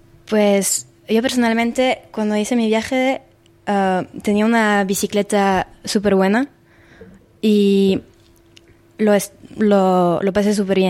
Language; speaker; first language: Spanish; non-native, fluent; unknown